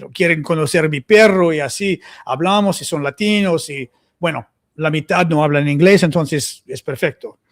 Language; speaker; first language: Spanish; non-native, learner; English